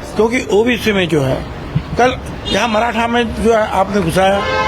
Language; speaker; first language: Hindi; non-native, local second language; Marathi